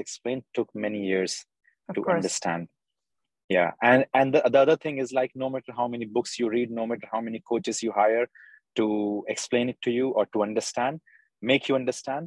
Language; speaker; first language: English; non-native, local second language; Urdu